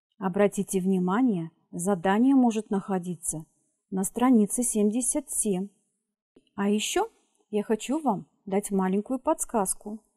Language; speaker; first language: Russian; native; Russian